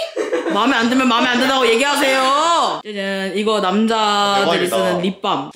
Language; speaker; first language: Korean; native; Korean